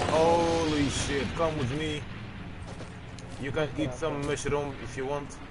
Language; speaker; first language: English; non-native, learner; French